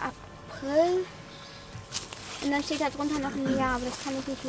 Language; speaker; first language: German; native; German